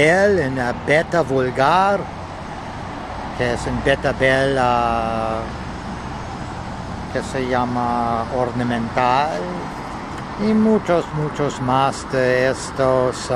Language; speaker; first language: Spanish; non-native, learner; English